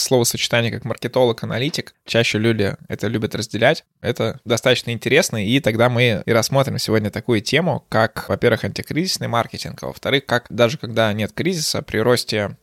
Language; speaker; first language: Russian; native; Russian